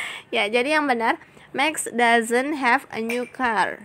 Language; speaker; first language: English; non-native, fluent; Indonesian